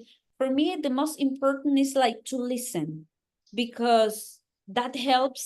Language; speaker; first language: English; non-native, fluent; Spanish